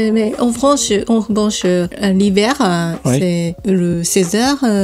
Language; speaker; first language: French; non-native, learner; Japanese